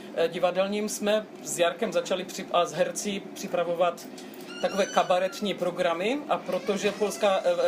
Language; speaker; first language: Czech; non-native, local second language; Polish